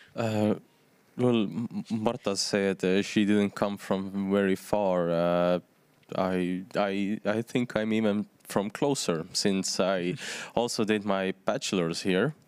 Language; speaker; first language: English; non-native, fluent; Estonian